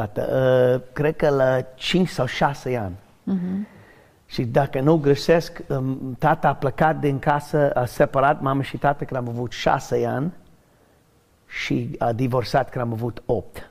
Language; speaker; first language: Romanian; non-native, learner; English